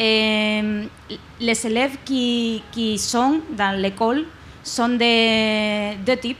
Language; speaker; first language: French; non-native, learner; Spanish